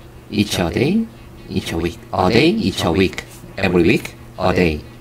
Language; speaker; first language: English; non-native, learner; Korean